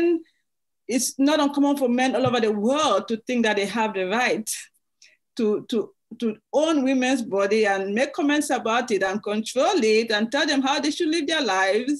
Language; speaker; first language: English; native; English